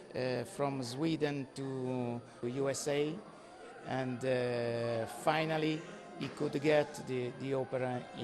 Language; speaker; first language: English; non-native, fluent; Italian